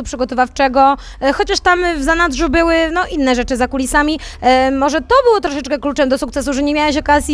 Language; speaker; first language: Polish; native; Polish